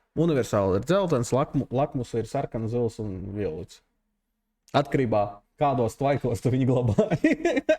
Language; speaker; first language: Latvian; non-native, local second language; Russian